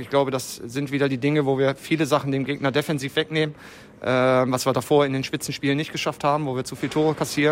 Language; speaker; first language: German; native; German